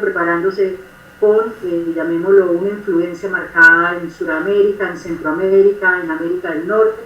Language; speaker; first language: Spanish; native; Spanish